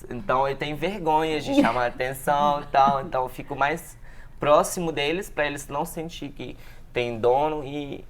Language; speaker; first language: Portuguese; non-native, learner; Arabic